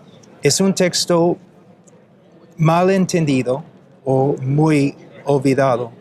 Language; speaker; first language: Spanish; non-native, fluent; English